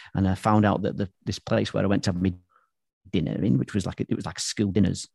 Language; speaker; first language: English; native; English